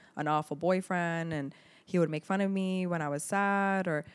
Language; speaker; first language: English; early bilingual, other home language; Arabic